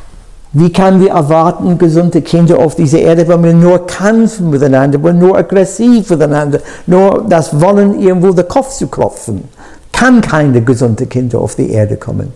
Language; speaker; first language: German; non-native, fluent; English